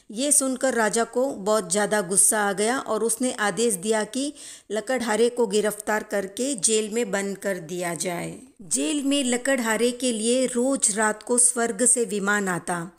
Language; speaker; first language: Hindi; native; Hindi